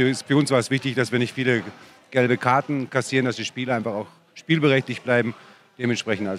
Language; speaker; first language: German; native; German